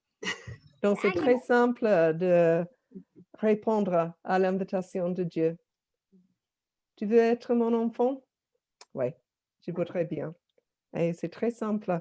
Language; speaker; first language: French; non-native, fluent; English